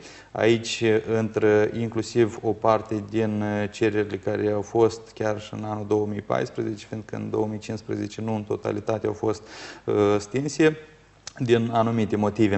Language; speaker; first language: Romanian; native; Romanian